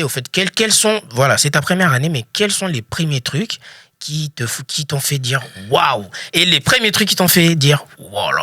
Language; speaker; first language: French; native; French